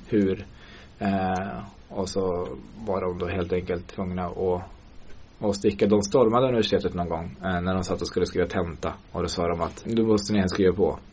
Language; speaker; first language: Swedish; early bilingual, other home language; Kurdish